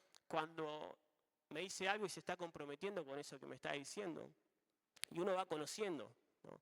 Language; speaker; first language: Spanish; native; Spanish